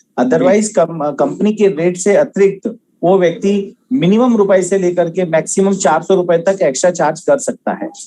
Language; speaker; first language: Hindi; native; Hindi